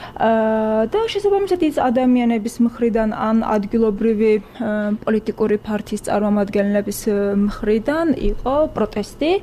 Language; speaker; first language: Georgian; non-native, local second language; Azerbaijani